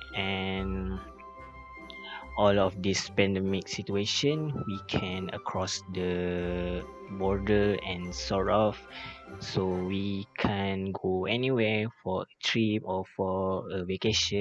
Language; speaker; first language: English; non-native, local second language; Malay